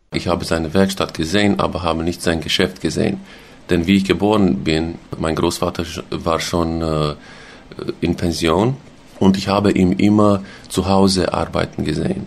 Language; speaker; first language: German; non-native, local second language; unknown